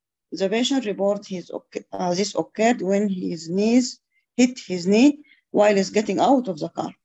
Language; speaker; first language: English; non-native, fluent; Arabic